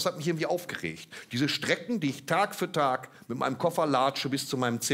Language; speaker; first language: German; native; German